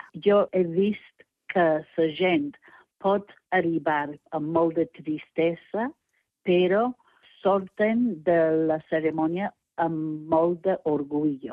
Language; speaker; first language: Catalan; non-native, fluent; English